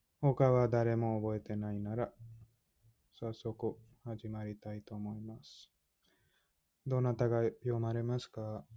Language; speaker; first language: Japanese; non-native, fluent; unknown